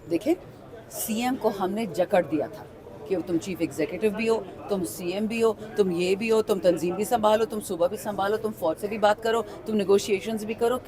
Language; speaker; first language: Urdu; non-native, local second language; Pashto